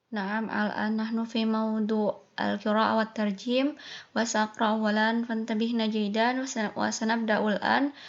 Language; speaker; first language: Arabic; non-native, fluent; Indonesian